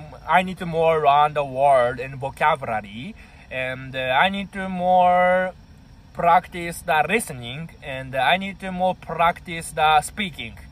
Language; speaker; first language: English; non-native, learner; Japanese